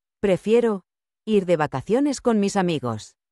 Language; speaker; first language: Spanish; non-native, learner; English